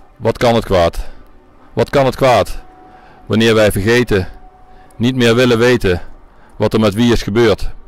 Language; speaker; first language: Dutch; native; Dutch